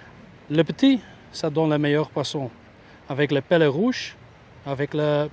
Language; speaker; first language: French; non-native, local second language; Dutch